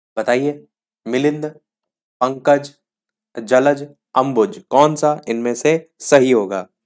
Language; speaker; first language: Hindi; native; Hindi